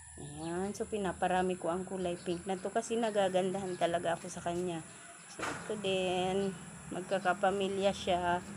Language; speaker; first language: Filipino; non-native, local second language; Bikol